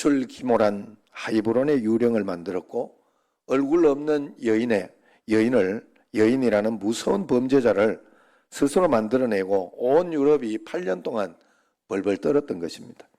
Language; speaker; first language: Korean; native; Korean